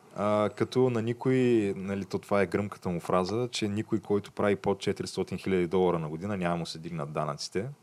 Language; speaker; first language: Bulgarian; native; Bulgarian